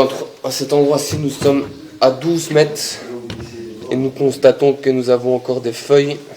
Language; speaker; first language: French; native; French